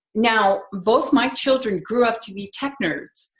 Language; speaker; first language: English; native; English